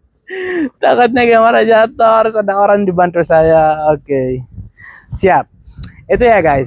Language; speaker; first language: Indonesian; non-native, fluent; Arabic